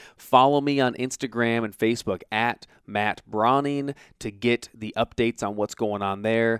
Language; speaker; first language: English; native; English